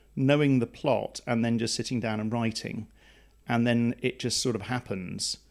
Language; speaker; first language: English; native; English